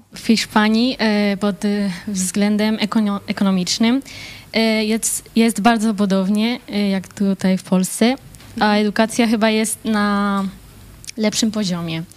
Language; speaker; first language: Polish; early bilingual, heritage; Polish